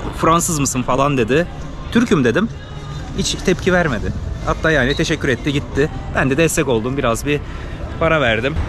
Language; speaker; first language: Turkish; native; Turkish